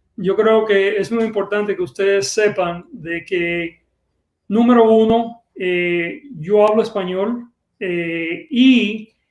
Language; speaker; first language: Spanish; early bilingual, other home language; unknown